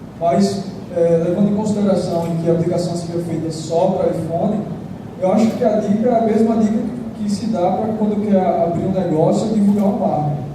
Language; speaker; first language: Portuguese; native; Portuguese